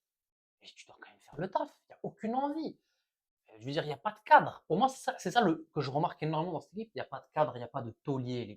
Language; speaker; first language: French; native; French